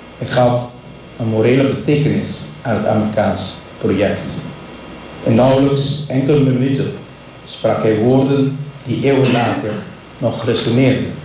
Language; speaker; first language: Dutch; non-native, local second language; Papiamento